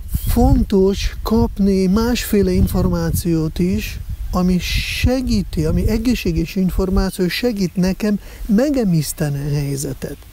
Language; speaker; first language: Hungarian; non-native, fluent; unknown